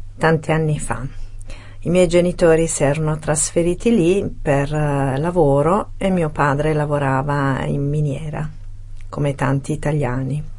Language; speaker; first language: Italian; early bilingual, other home language; French